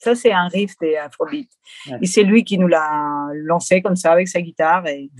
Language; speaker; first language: French; non-native, fluent; Spanish